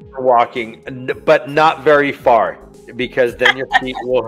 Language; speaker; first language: English; native; English